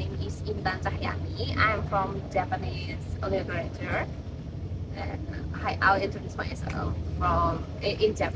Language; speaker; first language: English; non-native, learner; Indonesian